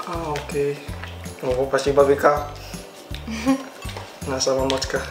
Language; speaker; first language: Russian; non-native, learner; Indonesian